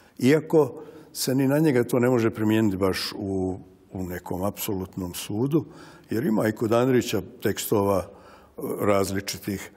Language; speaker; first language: Serbian; native; Serbian